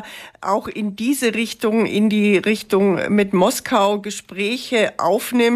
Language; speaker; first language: German; native; German